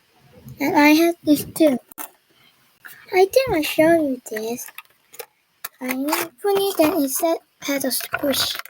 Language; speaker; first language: English; non-native, learner; Korean